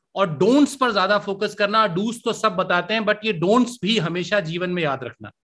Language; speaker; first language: Hindi; native; Hindi